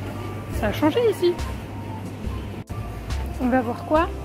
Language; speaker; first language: French; native; French